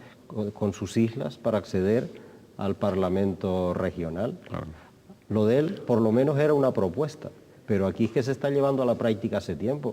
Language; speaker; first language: Spanish; native; Spanish